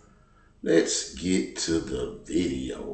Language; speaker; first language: English; native; English